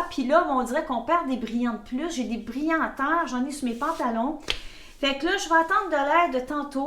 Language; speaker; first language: French; native; French